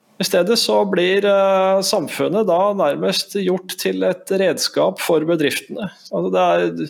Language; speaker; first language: Norwegian; native; Norwegian